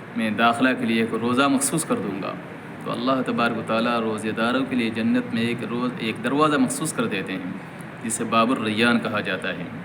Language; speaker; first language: Urdu; native; Urdu